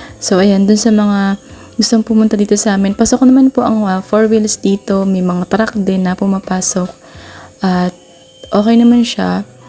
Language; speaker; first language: Filipino; non-native, local second language; Bikol